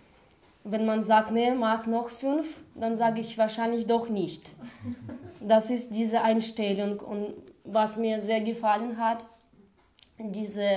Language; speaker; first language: German; non-native, fluent; Russian